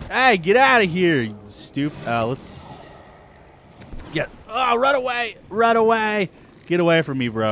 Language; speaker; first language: English; native; English